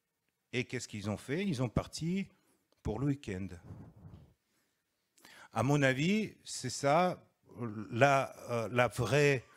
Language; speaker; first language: French; non-native, fluent; Russian